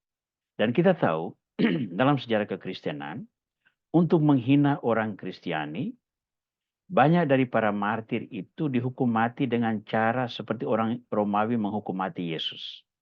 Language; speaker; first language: Indonesian; native; Indonesian